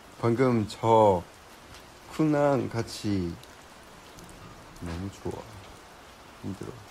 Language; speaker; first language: Korean; non-native, learner; Chinese